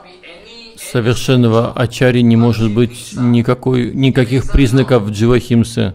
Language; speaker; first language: Russian; native; Russian